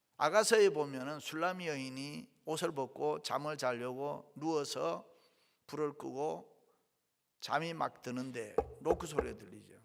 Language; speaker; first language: Korean; native; Korean